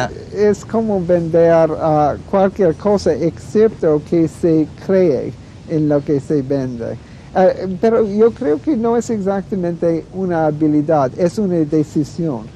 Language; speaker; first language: Spanish; non-native, fluent; English